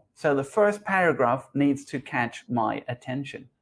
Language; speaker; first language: English; non-native, fluent; Spanish